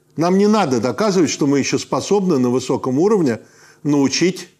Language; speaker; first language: Russian; native; Russian